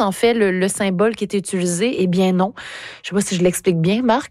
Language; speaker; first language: French; native; French